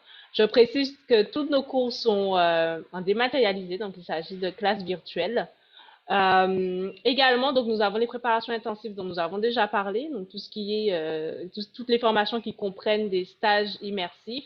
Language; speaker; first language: French; native; French